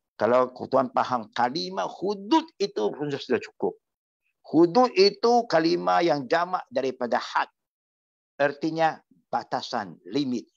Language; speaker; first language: Malay; non-native, local second language; Chinese